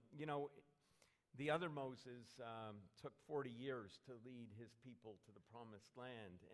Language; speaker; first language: English; native; English